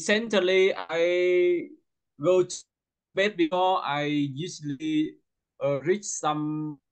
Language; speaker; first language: English; non-native, local second language; Vietnamese